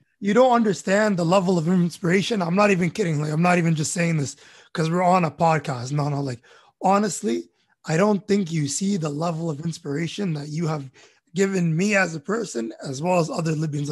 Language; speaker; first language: English; early bilingual, other home language; Arabic